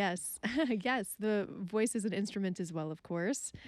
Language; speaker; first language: English; native; English